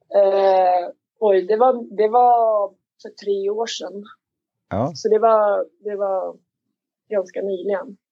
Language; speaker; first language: Swedish; native; Swedish